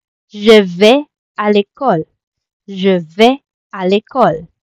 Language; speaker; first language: French; non-native, local second language; Filipino